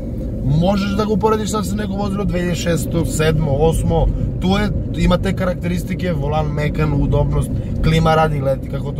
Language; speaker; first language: Serbian; native; Serbian